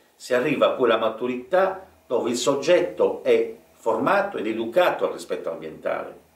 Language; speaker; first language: Italian; native; Italian